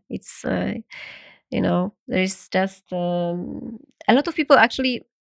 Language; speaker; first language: English; non-native, fluent; Polish